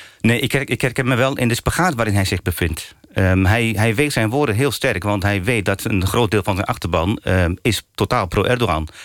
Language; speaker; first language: Dutch; early bilingual, other home language; Turkish